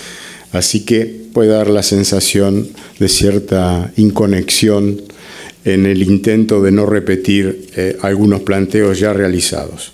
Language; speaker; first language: Spanish; native; Spanish